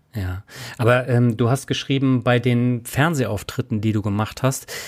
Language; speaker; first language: German; native; German